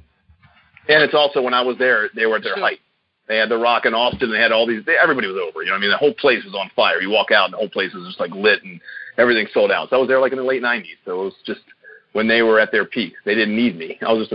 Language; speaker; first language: English; native; English